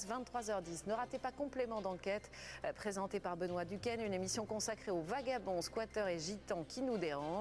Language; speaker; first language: French; native; French